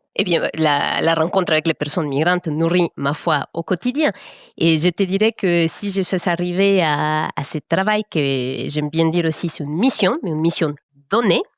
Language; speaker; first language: French; non-native, fluent; Spanish